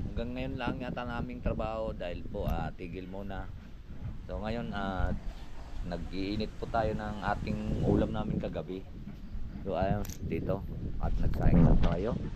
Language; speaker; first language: Filipino; non-native, local second language; Cebuano